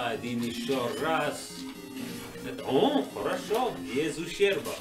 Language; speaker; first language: Russian; non-native, learner; English